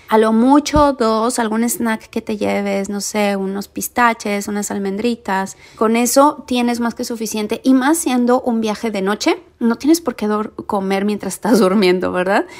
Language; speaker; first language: Spanish; native; Spanish